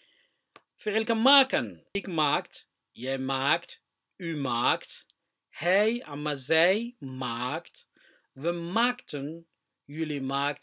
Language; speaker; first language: Dutch; non-native, fluent; Somali